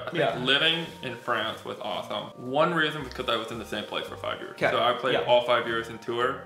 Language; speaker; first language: English; native; English